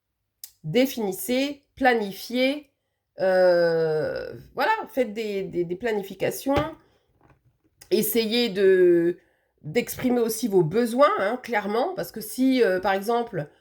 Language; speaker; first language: French; native; French